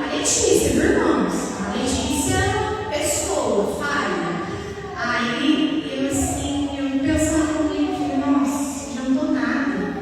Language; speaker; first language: Portuguese; native; Portuguese